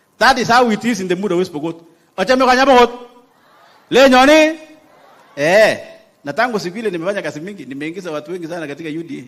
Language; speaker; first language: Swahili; non-native, local second language; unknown